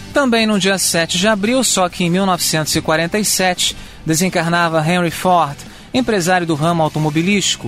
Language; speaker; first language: Portuguese; native; Portuguese